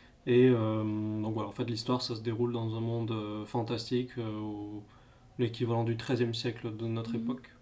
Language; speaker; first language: French; native; French